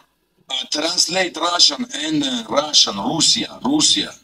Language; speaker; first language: English; non-native, learner; Armenian